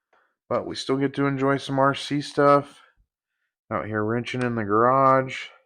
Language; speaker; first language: English; native; English